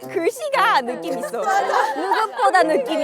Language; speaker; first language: Korean; non-native, fluent; Japanese